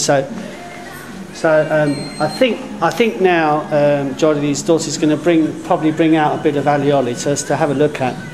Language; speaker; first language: English; native; English